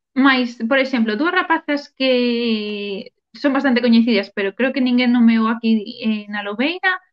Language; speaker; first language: Galician; non-native, local second language; Spanish